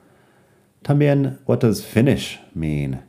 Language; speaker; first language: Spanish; non-native, fluent; English